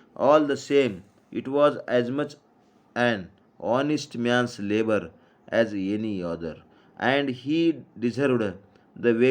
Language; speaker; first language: English; non-native, local second language; Marathi